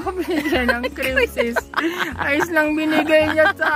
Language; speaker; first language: Filipino; non-native, local second language; Cebuano